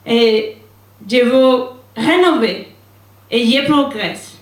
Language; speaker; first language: French; non-native, learner; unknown